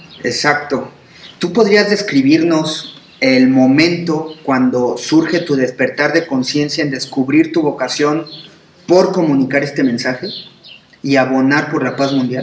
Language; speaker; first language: Spanish; native; Spanish